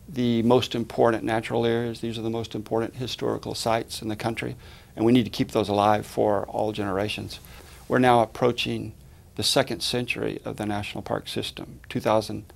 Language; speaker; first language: English; native; English